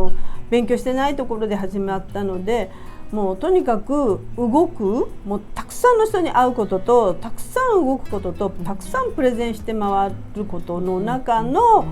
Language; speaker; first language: Japanese; native; Japanese